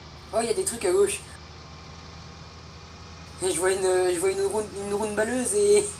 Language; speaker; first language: French; native; French